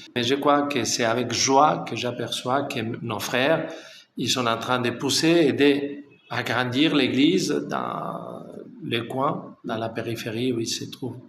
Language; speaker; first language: French; non-native, fluent; Spanish